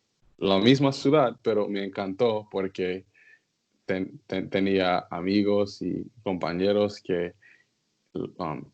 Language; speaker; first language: Spanish; non-native, learner; English